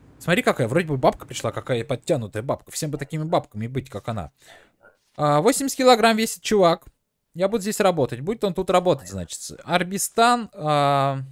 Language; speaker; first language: Russian; native; Russian